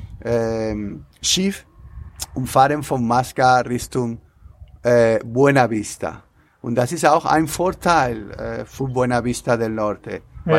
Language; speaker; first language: German; non-native, learner; Spanish